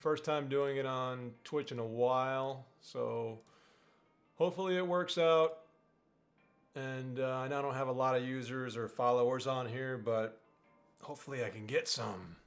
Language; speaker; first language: English; native; English